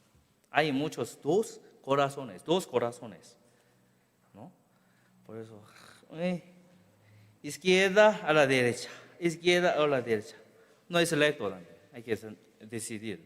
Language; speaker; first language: Spanish; non-native, learner; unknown